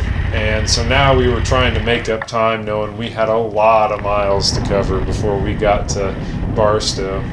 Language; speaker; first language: English; native; English